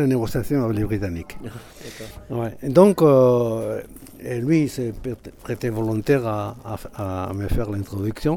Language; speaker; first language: French; non-native, fluent; Basque